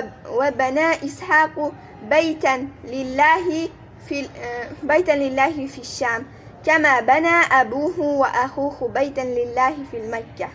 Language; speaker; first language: Arabic; non-native, fluent; Uzbek